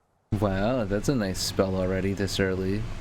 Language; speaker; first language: English; native; English